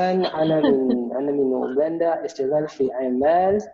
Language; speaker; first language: Arabic; non-native, learner; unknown